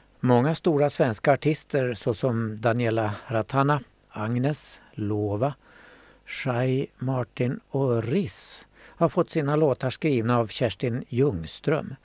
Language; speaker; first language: Swedish; native; Swedish